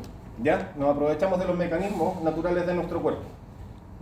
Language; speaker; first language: Spanish; native; Spanish